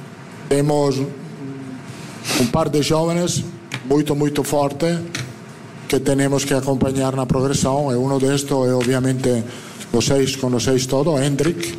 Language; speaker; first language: Portuguese; non-native, learner; Italian